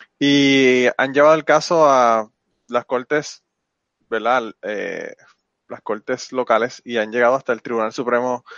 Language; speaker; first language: Spanish; native; Spanish